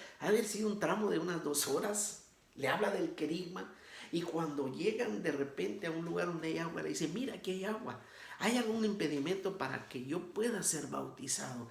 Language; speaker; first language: Spanish; native; Spanish